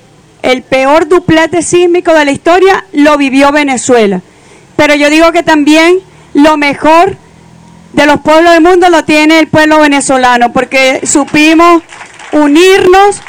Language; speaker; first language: Spanish; native; Spanish